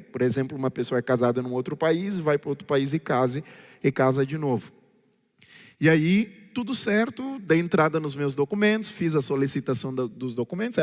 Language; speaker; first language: Portuguese; non-native, local second language; Kabuverdianu